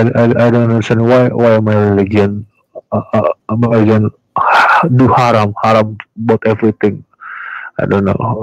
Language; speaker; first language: English; non-native, learner; Indonesian